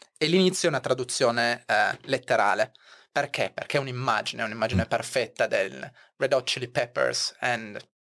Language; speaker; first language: Italian; native; Italian